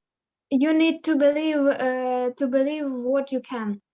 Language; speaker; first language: English; non-native, learner; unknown